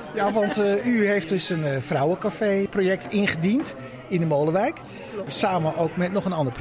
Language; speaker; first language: Dutch; native; Dutch